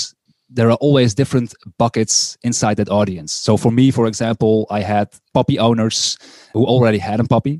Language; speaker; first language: English; non-native, fluent; Dutch